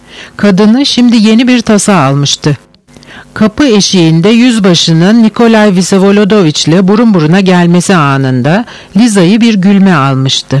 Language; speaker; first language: Turkish; native; Turkish